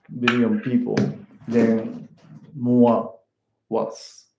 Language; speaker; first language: English; non-native, learner; Japanese